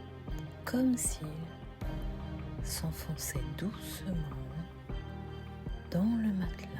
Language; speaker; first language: French; native; French